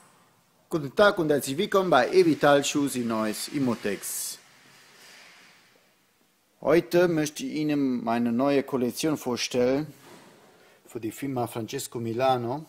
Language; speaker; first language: German; non-native, learner; Italian